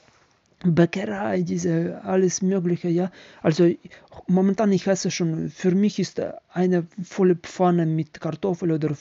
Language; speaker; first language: German; non-native, learner; Ukrainian